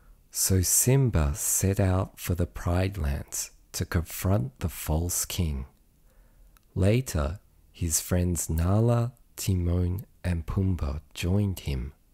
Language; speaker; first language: English; early bilingual, other home language; Japanese